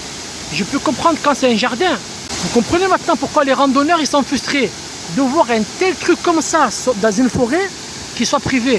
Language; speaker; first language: French; native; French